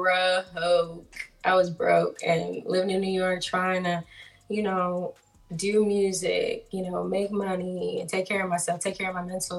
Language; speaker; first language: English; native; English